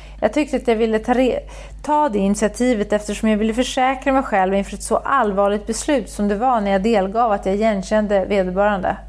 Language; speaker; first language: Swedish; native; Swedish